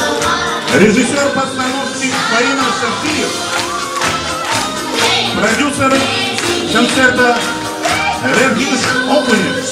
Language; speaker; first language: Russian; native; Russian